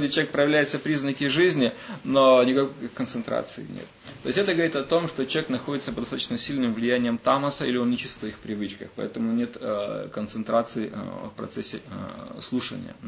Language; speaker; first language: Russian; native; Russian